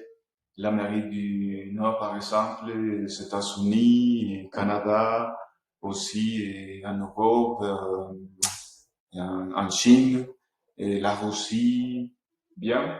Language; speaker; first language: French; non-native, fluent; Spanish